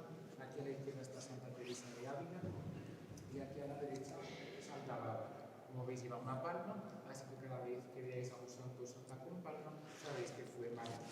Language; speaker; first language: Spanish; native; Spanish